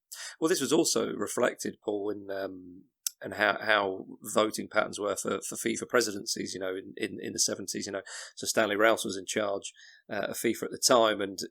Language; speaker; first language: English; native; English